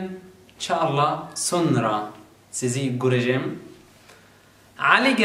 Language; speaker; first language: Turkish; non-native, learner; Arabic